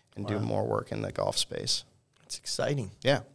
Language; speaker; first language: English; native; English